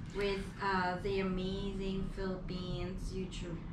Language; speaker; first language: English; non-native, local second language; Cebuano